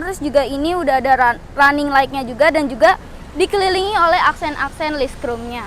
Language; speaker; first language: Indonesian; native; Indonesian